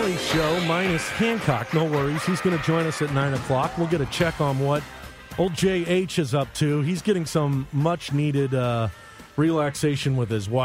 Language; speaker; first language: English; native; English